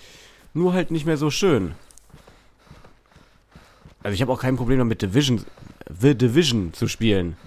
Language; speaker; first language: German; native; German